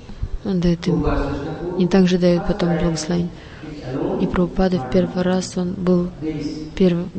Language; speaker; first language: Russian; non-native, learner; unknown